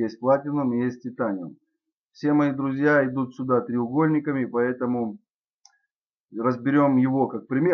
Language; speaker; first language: Russian; native; Russian